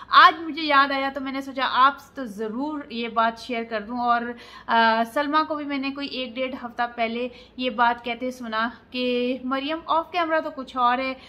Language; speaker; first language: Urdu; native; Urdu